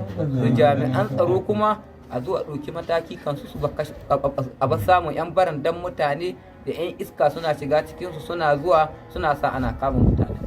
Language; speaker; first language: Hausa; non-native, local second language; Fula